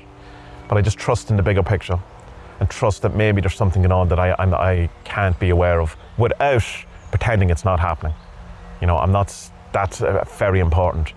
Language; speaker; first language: English; native; English